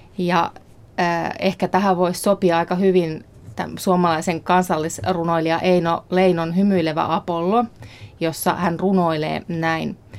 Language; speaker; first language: Finnish; native; Finnish